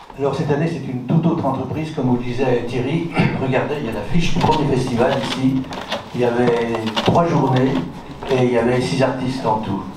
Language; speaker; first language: French; native; French